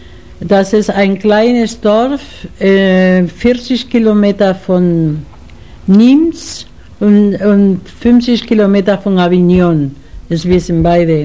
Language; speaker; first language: German; non-native, learner; Spanish